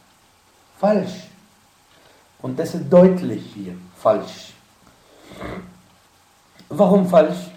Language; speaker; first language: German; non-native, fluent; Arabic